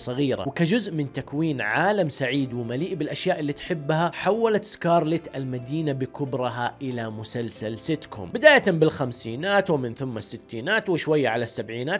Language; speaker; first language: Arabic; native; Arabic